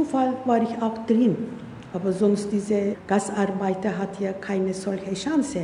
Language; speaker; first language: German; non-native, learner; Turkish